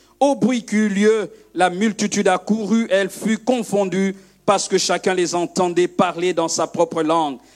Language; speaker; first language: French; non-native, local second language; Lingala